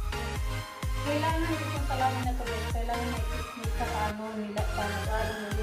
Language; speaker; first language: Filipino; non-native, local second language; Cebuano